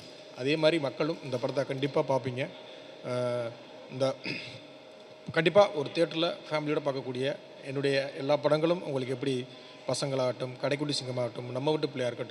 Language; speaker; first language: Tamil; native; Tamil